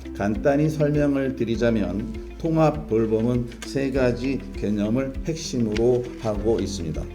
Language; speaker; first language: Korean; native; Korean